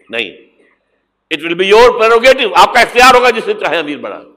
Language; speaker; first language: Urdu; native; Urdu